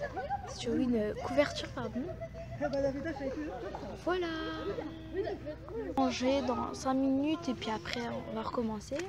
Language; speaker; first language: French; native; French